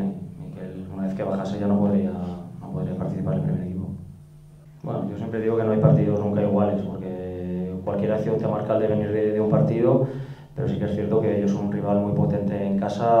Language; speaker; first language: Spanish; native; Spanish